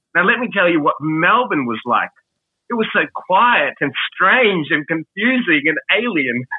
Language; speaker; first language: English; early bilingual, other home language; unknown